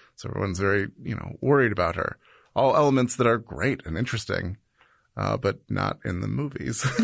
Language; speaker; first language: English; native; English